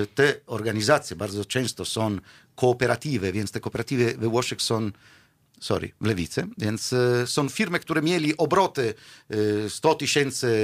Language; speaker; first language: Polish; non-native, fluent; Italian